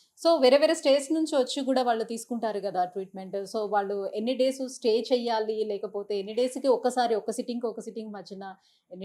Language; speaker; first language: Telugu; native; Telugu